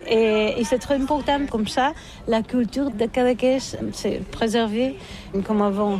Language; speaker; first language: French; non-native, learner; Catalan